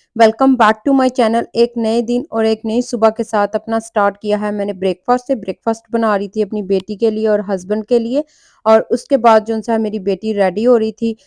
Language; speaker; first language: Urdu; native; Urdu